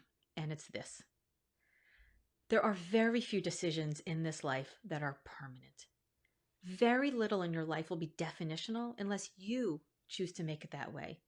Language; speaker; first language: English; native; English